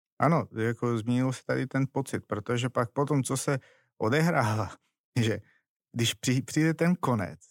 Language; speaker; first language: Czech; non-native, fluent; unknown